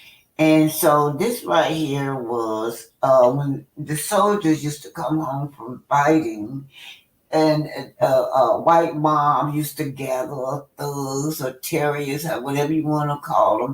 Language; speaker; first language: English; native; English